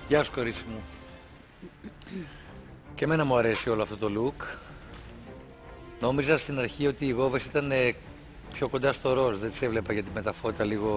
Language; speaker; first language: Greek; native; Greek